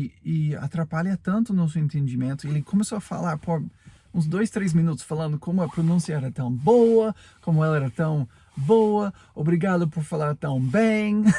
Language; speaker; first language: Portuguese; non-native, fluent; English